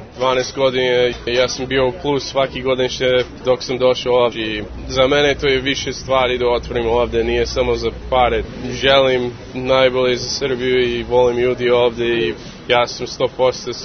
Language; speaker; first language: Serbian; early bilingual, heritage; English